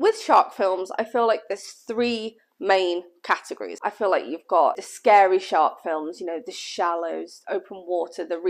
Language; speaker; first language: English; native; English